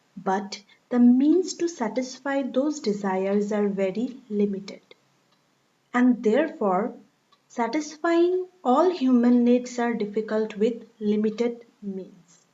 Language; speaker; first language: English; non-native, local second language; Assamese